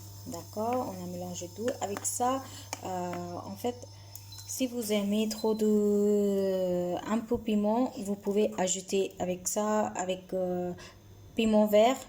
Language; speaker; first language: French; non-native, learner; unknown